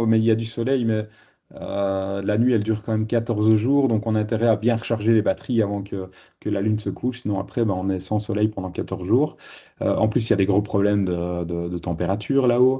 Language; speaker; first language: French; native; French